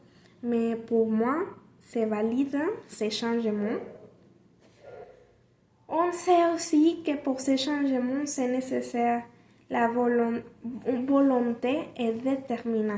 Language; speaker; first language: French; non-native, learner; Spanish